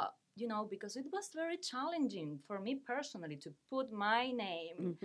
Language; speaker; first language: English; non-native, fluent; Spanish